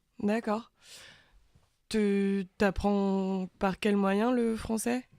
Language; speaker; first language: French; native; French